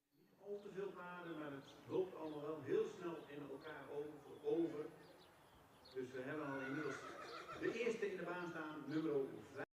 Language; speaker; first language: Dutch; native; Dutch